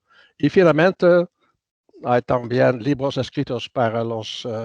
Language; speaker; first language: Spanish; non-native, fluent; Dutch